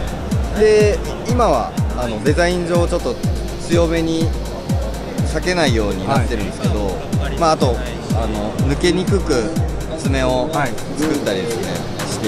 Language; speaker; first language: Japanese; native; Japanese